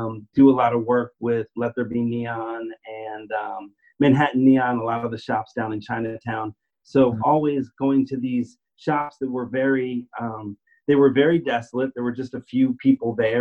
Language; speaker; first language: English; native; English